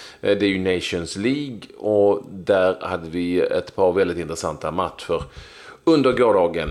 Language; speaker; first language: Swedish; native; Swedish